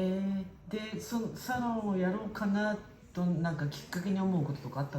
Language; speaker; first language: Japanese; native; Japanese